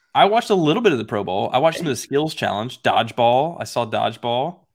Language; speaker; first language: English; native; English